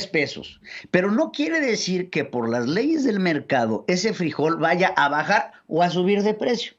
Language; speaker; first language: Spanish; native; Spanish